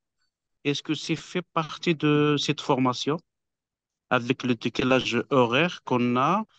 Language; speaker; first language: French; non-native, fluent; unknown